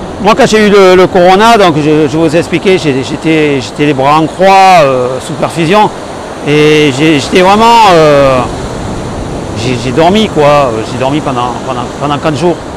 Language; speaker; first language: French; native; French